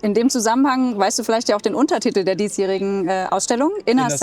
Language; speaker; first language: German; native; German